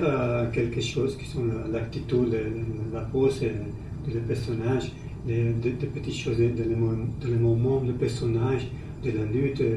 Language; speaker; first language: French; non-native, learner; Spanish